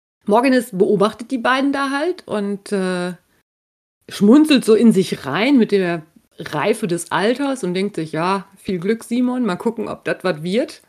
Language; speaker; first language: German; native; German